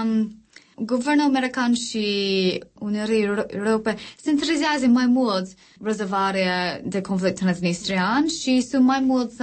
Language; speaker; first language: Romanian; non-native, learner; English